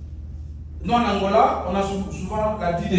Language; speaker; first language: French; non-native, local second language; Lingala